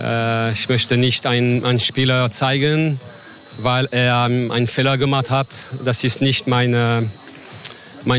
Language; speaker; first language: German; non-native, learner; French